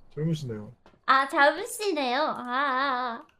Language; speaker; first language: Korean; non-native, fluent; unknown